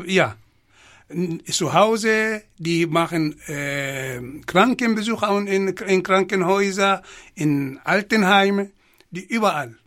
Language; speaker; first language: German; non-native, fluent; Arabic